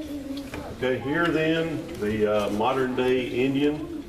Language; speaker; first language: English; native; English